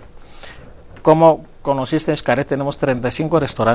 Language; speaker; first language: Spanish; non-native, fluent; Greek